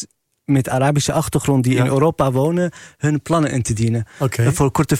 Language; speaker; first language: Dutch; non-native, fluent; Arabic